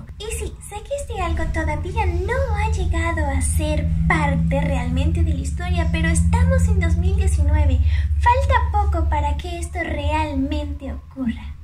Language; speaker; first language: Spanish; native; Spanish